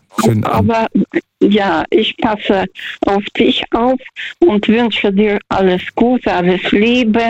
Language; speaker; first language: German; non-native, fluent; Russian